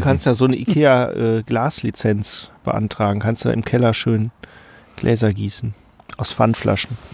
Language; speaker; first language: German; native; German